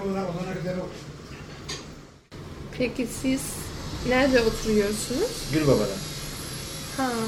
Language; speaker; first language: Turkish; non-native, learner; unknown